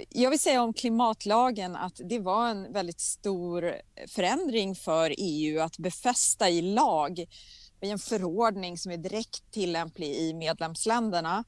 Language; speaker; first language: Swedish; native; Swedish